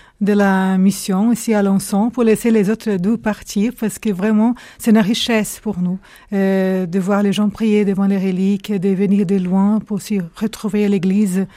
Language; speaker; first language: French; non-native, fluent; Portuguese